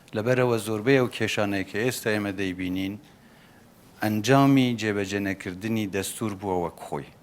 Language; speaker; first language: Central Kurdish; native; Central Kurdish